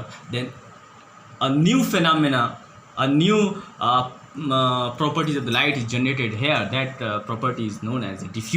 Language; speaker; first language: English; non-native, local second language; Hindi